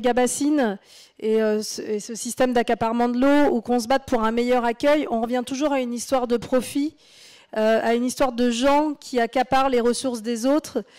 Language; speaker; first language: French; native; French